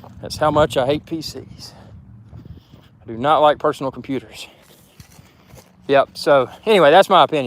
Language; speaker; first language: English; native; English